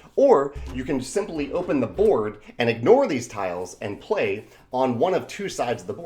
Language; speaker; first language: English; native; English